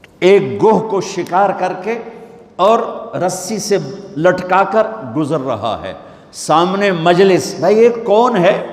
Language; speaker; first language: Urdu; non-native, local second language; Punjabi